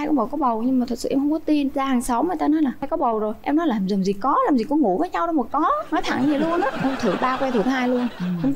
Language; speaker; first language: Vietnamese; native; Vietnamese